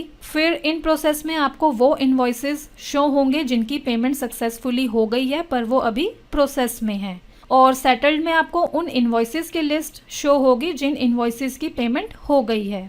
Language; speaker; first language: Hindi; native; Hindi